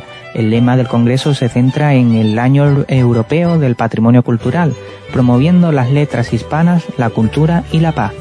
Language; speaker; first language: Spanish; native; Spanish